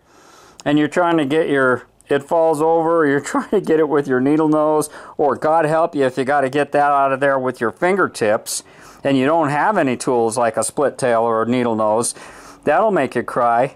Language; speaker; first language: English; native; English